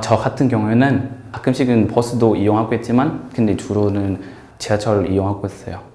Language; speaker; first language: Korean; non-native, fluent; Lao